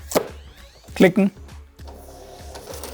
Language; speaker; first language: German; native; German